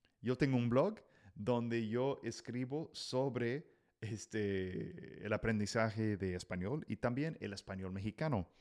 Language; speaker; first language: Spanish; non-native, fluent; English